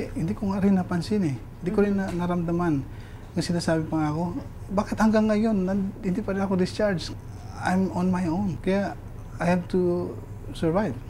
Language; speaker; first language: Filipino; non-native, local second language; Cebuano